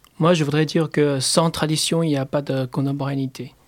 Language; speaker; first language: French; non-native, fluent; Chinese